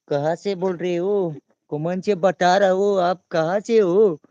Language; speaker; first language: Hindi; non-native, local second language; Bodo